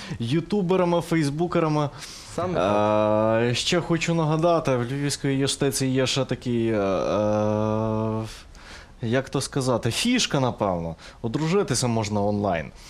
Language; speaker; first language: Ukrainian; native; Ukrainian